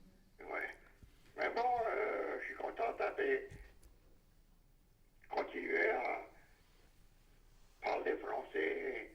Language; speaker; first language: French; native; French